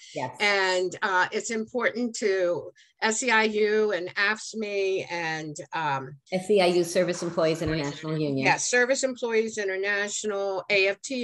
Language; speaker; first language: English; native; English